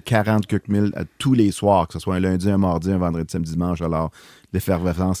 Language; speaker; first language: French; native; French